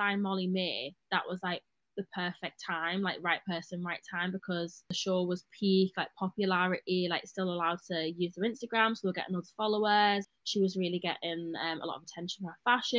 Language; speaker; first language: English; native; English